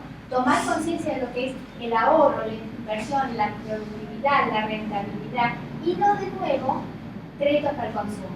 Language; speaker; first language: Spanish; native; Spanish